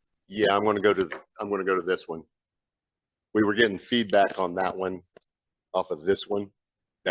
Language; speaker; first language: English; native; English